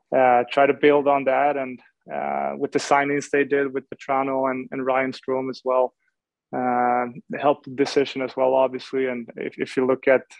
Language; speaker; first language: English; non-native, fluent; Swedish